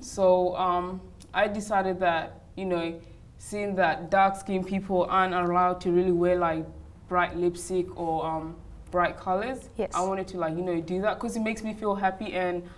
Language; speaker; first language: English; native; English